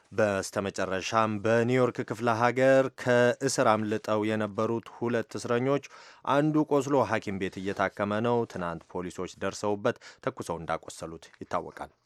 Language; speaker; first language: Amharic; native; Amharic